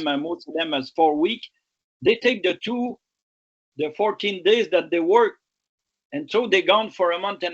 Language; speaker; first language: English; non-native, local second language; French